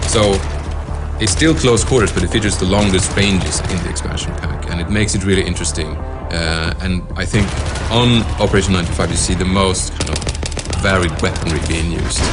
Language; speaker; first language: English; non-native, fluent; Swedish